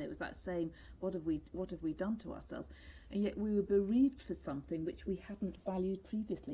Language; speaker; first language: English; native; English